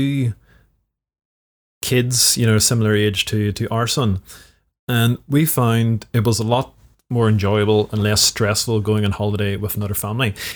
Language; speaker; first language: English; native; English